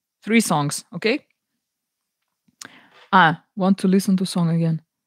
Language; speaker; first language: English; non-native, fluent; Ukrainian